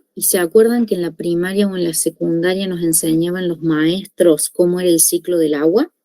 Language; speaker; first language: Spanish; native; Spanish